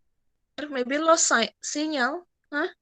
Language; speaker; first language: English; non-native, fluent; Indonesian